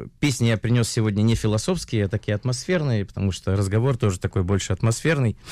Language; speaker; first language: Russian; native; Russian